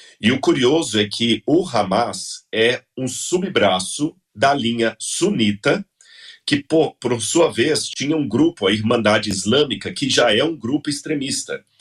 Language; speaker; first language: Portuguese; native; Portuguese